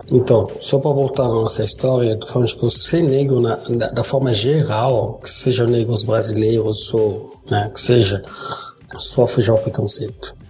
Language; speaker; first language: Portuguese; non-native, fluent; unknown